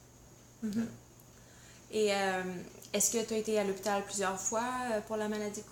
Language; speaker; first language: French; native; French